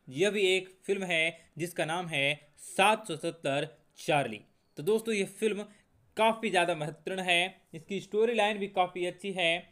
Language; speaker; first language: Hindi; native; Hindi